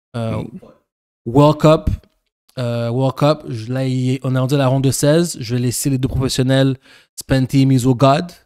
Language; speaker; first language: French; early bilingual, other home language; Haitian Creole